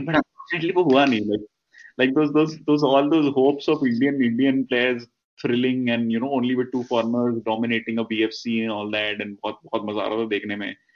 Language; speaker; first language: English; non-native, local second language; Hindi